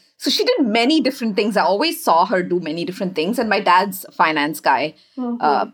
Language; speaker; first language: English; non-native, local second language; Kannada